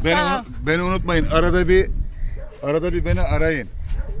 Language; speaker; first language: Turkish; native; Turkish